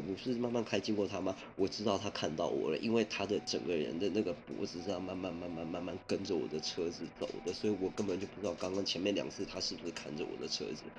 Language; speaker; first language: Chinese; early bilingual, other home language; Min Nan Chinese